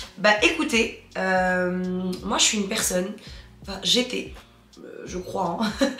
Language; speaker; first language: French; non-native, local second language; Arabic